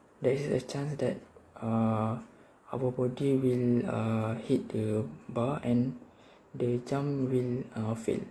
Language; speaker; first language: English; non-native, learner; Malay